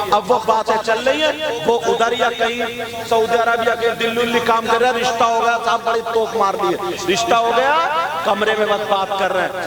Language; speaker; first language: Urdu; native; Urdu